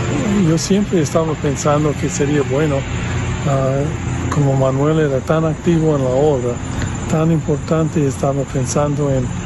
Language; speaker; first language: Spanish; non-native, fluent; English